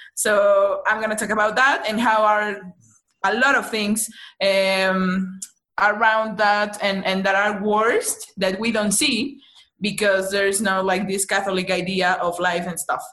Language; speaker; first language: English; non-native, fluent; Spanish